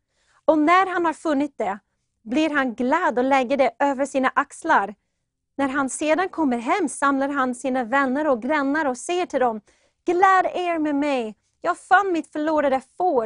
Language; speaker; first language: Swedish; non-native, fluent; English